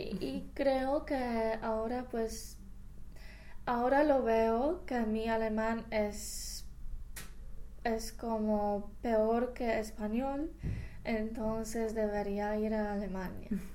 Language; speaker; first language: Spanish; non-native, fluent; English